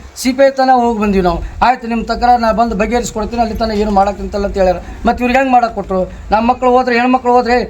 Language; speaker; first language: Kannada; non-native, local second language; Lambadi